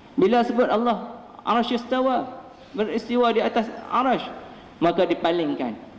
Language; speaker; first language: Malay; native; Malay